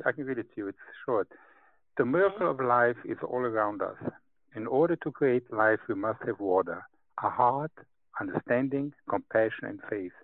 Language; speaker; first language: English; non-native, fluent; Hebrew